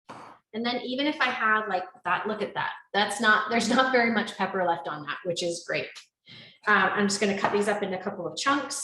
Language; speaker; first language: English; native; English